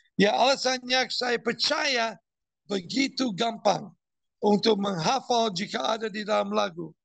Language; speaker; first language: Indonesian; non-native, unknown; English